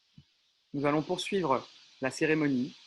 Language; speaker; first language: French; native; French